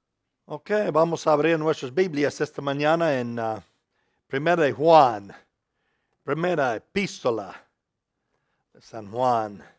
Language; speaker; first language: Spanish; non-native, fluent; English